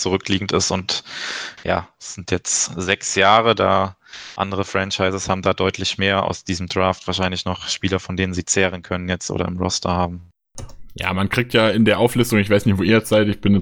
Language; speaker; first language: German; native; German